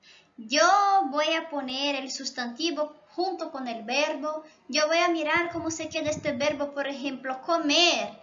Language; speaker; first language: Spanish; non-native, local second language; Portuguese